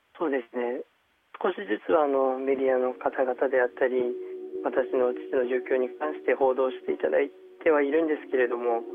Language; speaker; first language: Japanese; early bilingual, other home language; Chinese